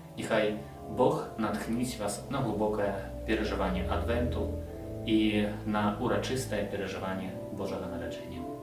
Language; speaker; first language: Belarusian; non-native, local second language; Russian